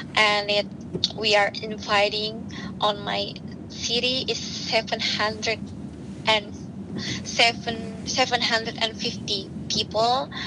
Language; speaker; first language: English; non-native, learner; Indonesian